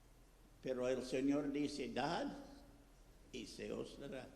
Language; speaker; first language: Spanish; non-native, fluent; English